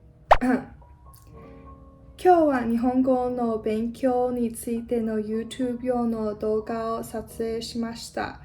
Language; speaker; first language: Japanese; non-native, learner; English